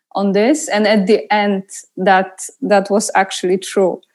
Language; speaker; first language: English; non-native, fluent; Polish